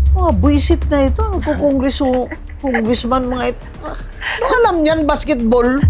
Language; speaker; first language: Filipino; non-native, local second language; Hiligaynon